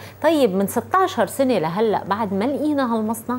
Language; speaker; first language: Arabic; native; Arabic